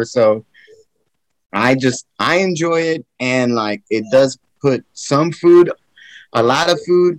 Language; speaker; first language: English; native; English